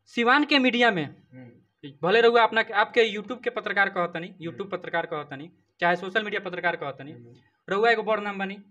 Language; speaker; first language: Bhojpuri; native; Bhojpuri